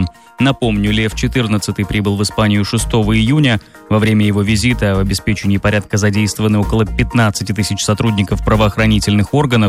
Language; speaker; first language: Russian; native; Russian